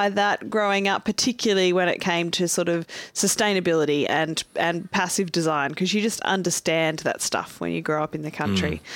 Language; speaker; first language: English; native; English